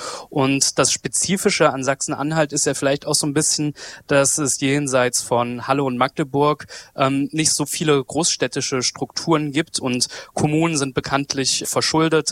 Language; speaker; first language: German; native; German